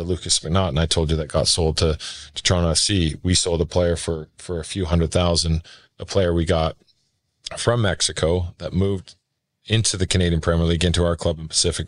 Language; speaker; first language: English; native; English